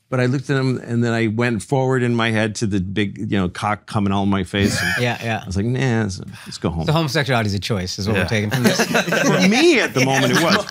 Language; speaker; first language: English; native; English